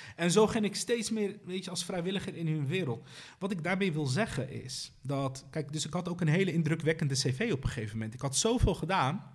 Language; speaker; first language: Dutch; early bilingual, other home language; Arabic